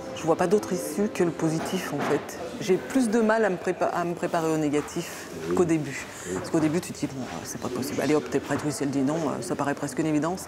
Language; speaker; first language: French; native; French